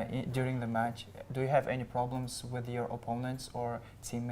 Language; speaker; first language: English; non-native, learner; Uzbek